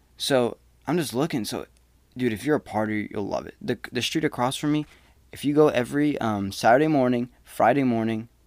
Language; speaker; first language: English; native; English